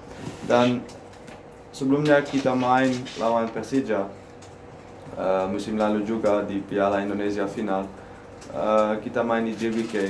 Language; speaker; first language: Indonesian; non-native, learner; Dutch